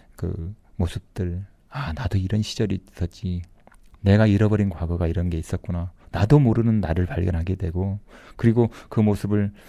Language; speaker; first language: Korean; native; Korean